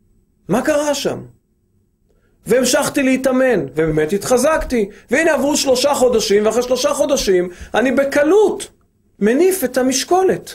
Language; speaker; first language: Hebrew; native; Hebrew